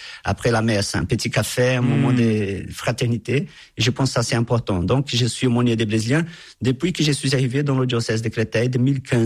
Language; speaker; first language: French; non-native, fluent; Portuguese